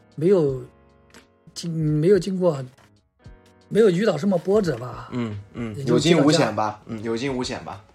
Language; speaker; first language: Chinese; native; Chinese